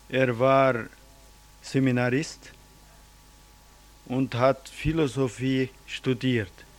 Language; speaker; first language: German; early bilingual, heritage; German